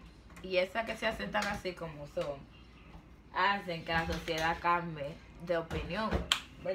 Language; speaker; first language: Spanish; native; Spanish